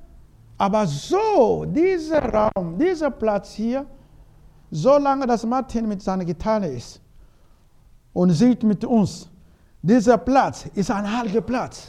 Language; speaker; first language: German; non-native, learner; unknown